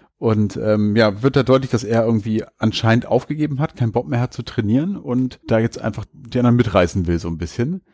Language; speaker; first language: German; native; German